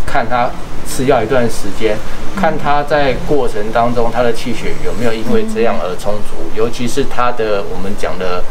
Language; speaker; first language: Chinese; native; Chinese